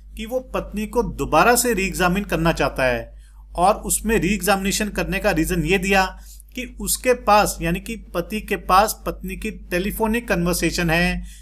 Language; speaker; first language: Hindi; native; Hindi